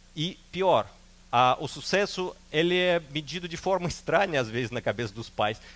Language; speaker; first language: Portuguese; non-native, fluent; Russian